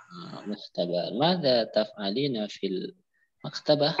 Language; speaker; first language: Arabic; non-native, fluent; Indonesian